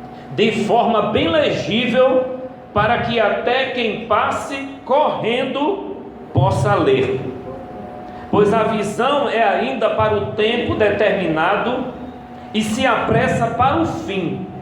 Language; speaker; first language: Portuguese; native; Portuguese